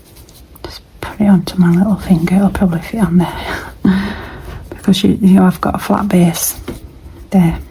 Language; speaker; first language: English; native; English